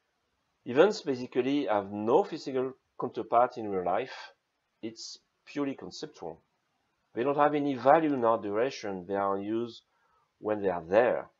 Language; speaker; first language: English; non-native, fluent; French